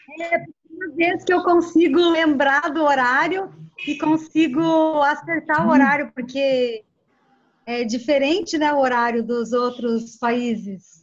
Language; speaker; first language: Spanish; non-native, learner; Portuguese